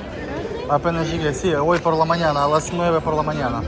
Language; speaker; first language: Spanish; non-native, learner; Russian